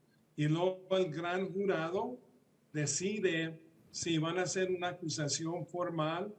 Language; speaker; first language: Spanish; early bilingual, heritage; Spanish